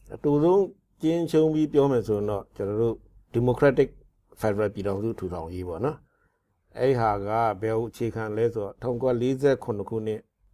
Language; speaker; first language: Burmese; non-native, local second language; Shan